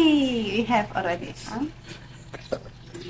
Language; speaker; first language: English; non-native, learner; Polish